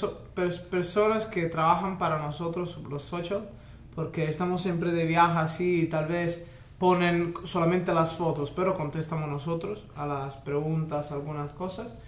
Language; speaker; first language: Spanish; non-native, fluent; Italian